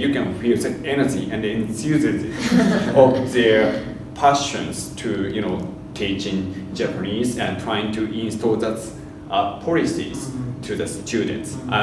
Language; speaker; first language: English; non-native, fluent; Japanese